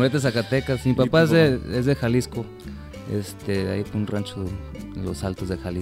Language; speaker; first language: Spanish; early bilingual, heritage; Spanish